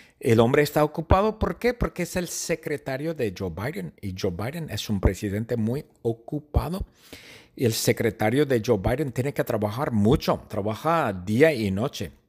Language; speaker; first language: Spanish; non-native, fluent; English